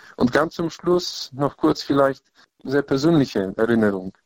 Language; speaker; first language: German; non-native, fluent; Polish